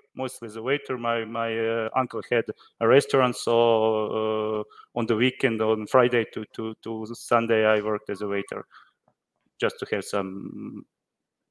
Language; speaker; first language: English; non-native, learner; Croatian